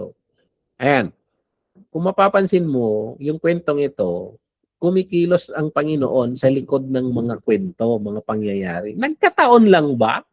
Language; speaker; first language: Filipino; non-native, local second language; Iloko